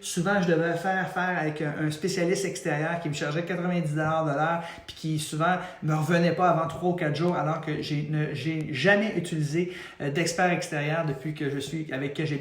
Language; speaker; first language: French; native; French